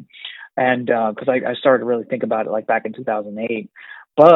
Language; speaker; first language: English; native; English